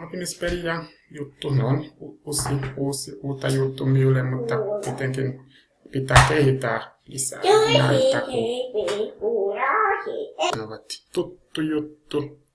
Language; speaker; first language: Finnish; non-native, learner; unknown